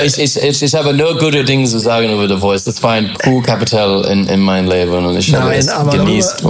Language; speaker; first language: German; non-native, learner; English